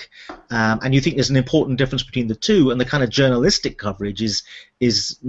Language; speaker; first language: English; native; English